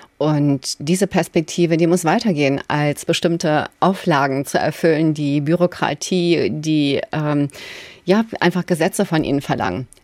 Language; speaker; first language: German; native; German